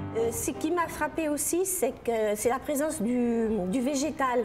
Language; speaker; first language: French; native; French